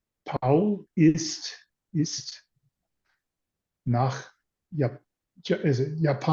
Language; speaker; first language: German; non-native, learner; English